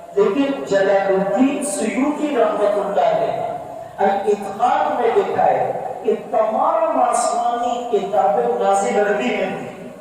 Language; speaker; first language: Urdu; non-native, local second language; Pashto